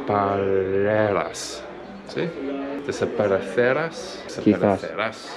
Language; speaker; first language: Spanish; non-native, learner; English